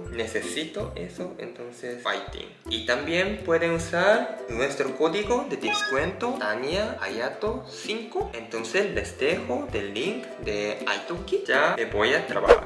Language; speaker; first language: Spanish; non-native, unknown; Japanese